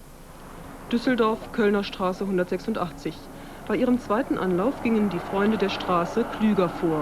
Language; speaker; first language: German; native; German